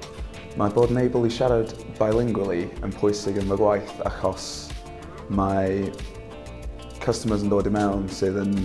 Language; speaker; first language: Welsh; non-native, local second language; English